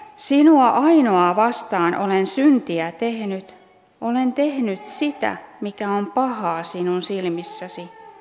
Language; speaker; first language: Finnish; native; Finnish